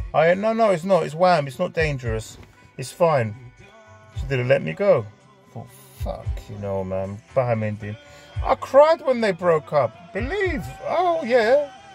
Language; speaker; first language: English; early bilingual, other home language; Greek